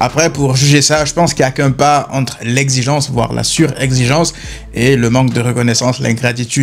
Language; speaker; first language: French; native; French